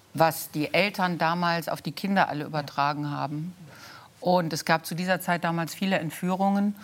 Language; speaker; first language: German; native; German